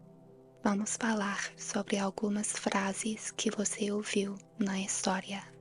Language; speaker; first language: Portuguese; non-native, fluent; English